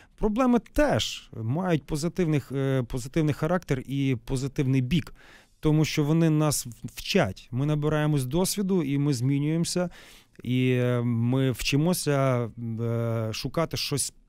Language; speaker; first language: Ukrainian; native; Ukrainian